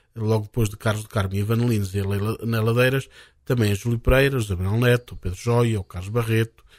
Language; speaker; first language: Portuguese; native; Portuguese